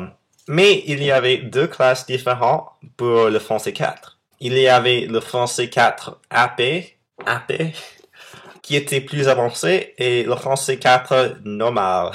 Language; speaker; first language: French; non-native, fluent; English